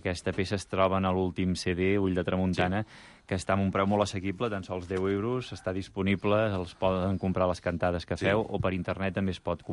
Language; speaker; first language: Catalan; native; Catalan